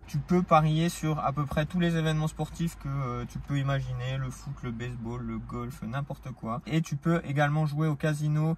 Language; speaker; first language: French; native; French